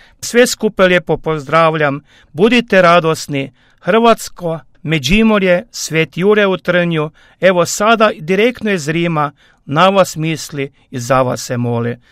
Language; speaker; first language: Croatian; native; Croatian